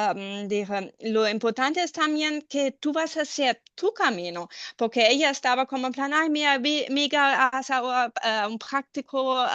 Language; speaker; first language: Spanish; non-native, fluent; German